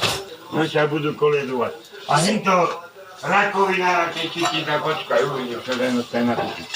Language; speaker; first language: Slovak; native; Slovak